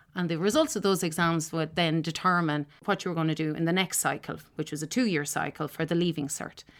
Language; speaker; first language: English; native; English